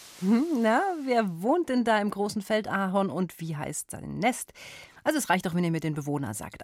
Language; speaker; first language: German; native; German